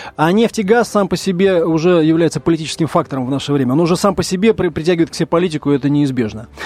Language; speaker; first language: Russian; native; Russian